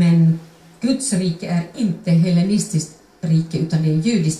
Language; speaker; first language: Swedish; non-native, fluent; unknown